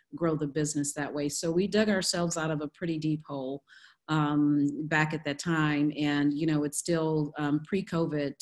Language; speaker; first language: English; native; English